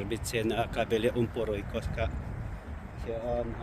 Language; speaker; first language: Finnish; non-native, learner; Filipino